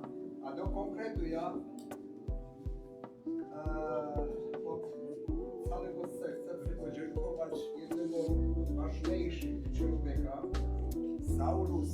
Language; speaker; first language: Polish; non-native, learner; Armenian